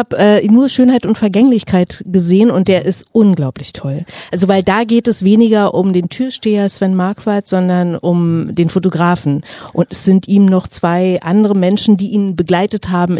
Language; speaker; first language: German; native; German